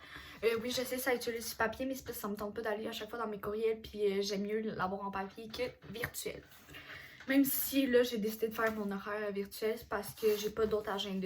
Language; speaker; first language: French; native; French